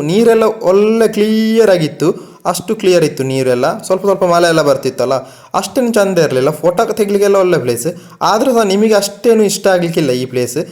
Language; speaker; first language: Kannada; non-native, local second language; Tulu